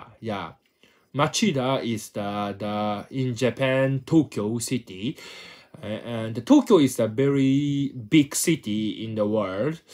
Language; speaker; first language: English; non-native, learner; Japanese